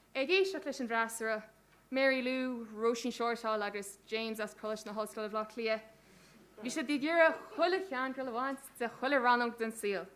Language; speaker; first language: Irish; native; Irish